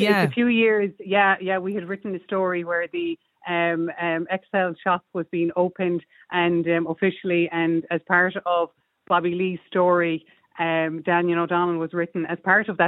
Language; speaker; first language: English; native; English